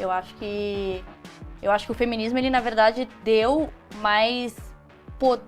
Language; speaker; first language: Portuguese; native; Portuguese